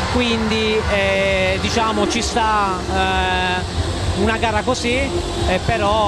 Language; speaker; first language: Italian; native; Italian